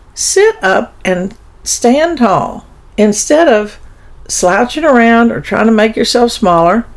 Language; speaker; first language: English; early bilingual, other home language; German